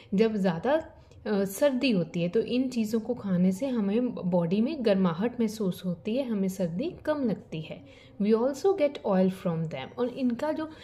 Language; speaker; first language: Hindi; native; Hindi